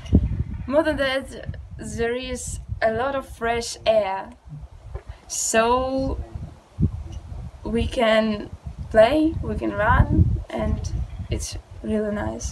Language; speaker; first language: English; non-native, learner; Russian